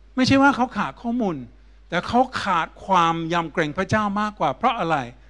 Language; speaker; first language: Thai; non-native, fluent; English